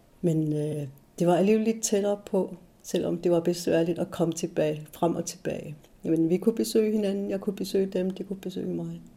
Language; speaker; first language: Danish; non-native, local second language; Kalaallisut